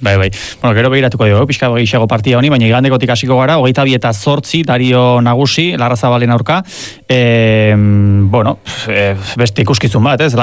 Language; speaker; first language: Basque; native; Basque